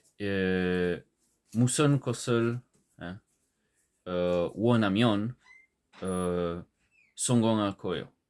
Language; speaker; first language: Korean; non-native, learner; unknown